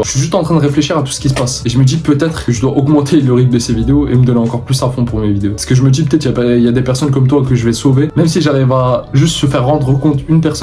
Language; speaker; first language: French; native; French